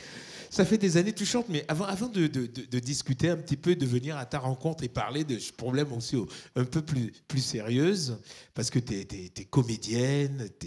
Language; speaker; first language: French; native; French